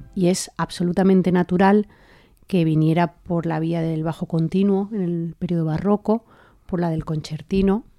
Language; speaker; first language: Spanish; native; Spanish